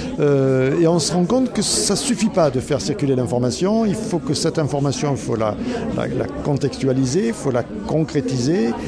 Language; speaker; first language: French; native; French